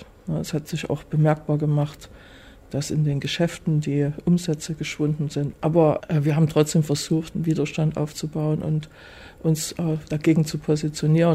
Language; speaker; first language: German; native; German